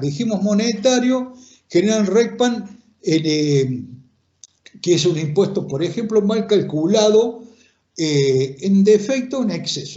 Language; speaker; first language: Spanish; native; Spanish